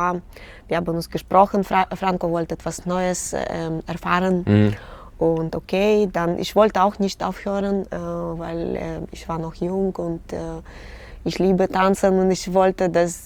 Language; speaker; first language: German; non-native, learner; Russian